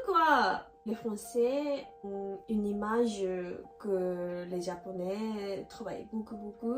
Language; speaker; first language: French; non-native, learner; Japanese